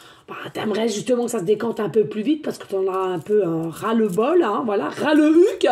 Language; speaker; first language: French; native; French